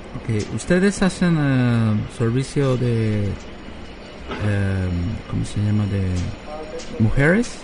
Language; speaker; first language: Spanish; non-native, learner; French